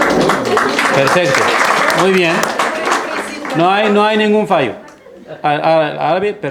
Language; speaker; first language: Spanish; non-native, fluent; Arabic